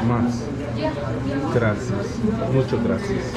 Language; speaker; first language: Spanish; non-native, learner; English